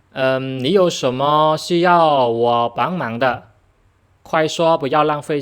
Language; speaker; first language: Chinese; non-native, fluent; Khmer